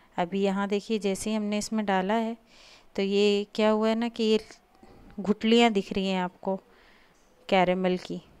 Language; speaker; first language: Hindi; native; Hindi